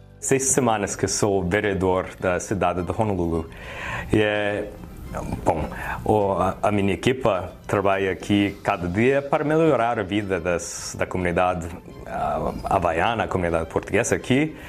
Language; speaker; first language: Portuguese; early bilingual, heritage; English